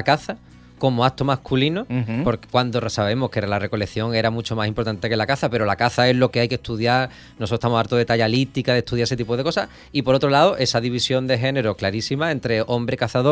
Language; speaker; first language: Spanish; native; Spanish